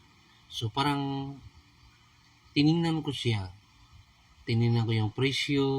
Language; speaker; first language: Filipino; native; Filipino